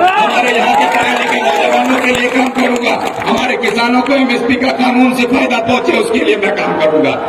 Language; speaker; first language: Hindi; non-native, local second language; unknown